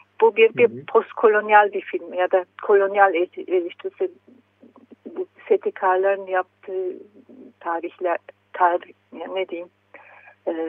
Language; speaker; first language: Turkish; non-native, fluent; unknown